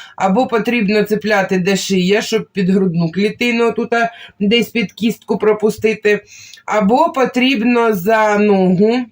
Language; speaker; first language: Ukrainian; non-native, local second language; Russian